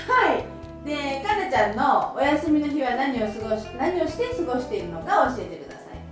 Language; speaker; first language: Japanese; native; Japanese